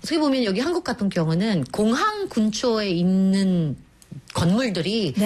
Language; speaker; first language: Korean; native; Korean